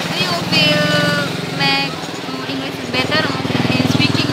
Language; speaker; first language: English; non-native, learner; Indonesian